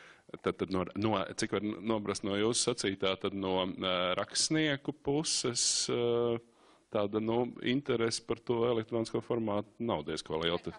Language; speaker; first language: Latvian; native; Latvian